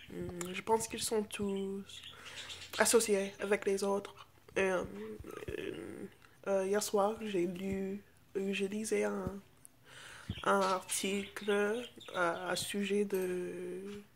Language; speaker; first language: French; non-native, fluent; English